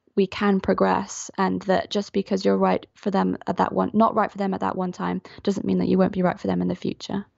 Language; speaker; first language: English; non-native, fluent; French